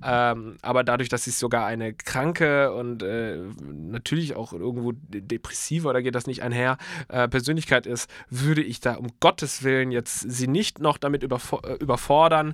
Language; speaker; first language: German; native; German